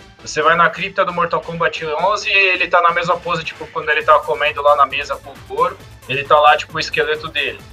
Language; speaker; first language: Portuguese; native; Portuguese